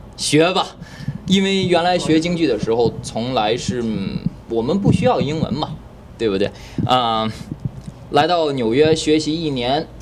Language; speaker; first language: Chinese; native; Chinese